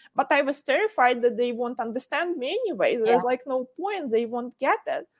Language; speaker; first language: English; non-native, fluent; Ukrainian